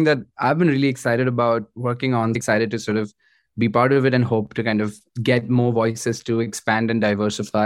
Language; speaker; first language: English; non-native, local second language; Hindi